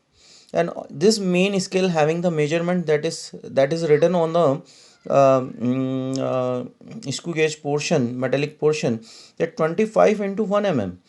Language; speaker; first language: English; non-native, local second language; Hindi